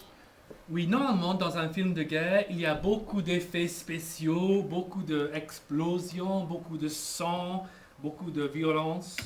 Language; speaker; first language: French; non-native, fluent; English